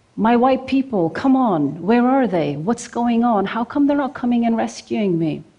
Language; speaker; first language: English; non-native, fluent; Norwegian